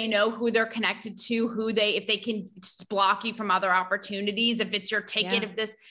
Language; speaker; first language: English; native; English